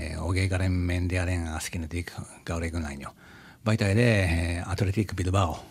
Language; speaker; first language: Basque; non-native, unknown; Japanese